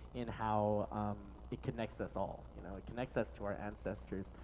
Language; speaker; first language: English; native; English